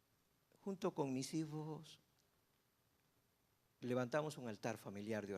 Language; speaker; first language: Spanish; native; Spanish